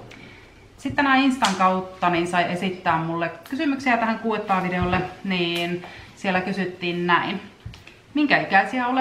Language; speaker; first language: Finnish; native; Finnish